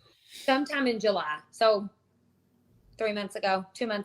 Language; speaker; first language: English; native; English